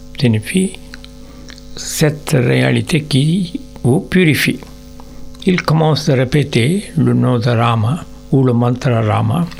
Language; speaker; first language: French; non-native, learner; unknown